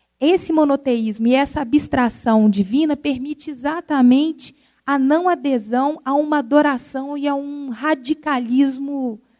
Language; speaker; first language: Portuguese; native; Portuguese